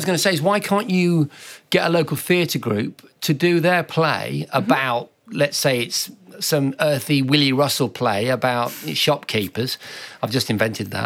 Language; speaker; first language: English; native; English